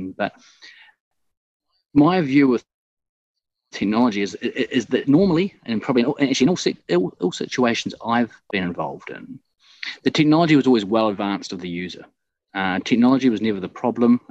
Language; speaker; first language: English; native; English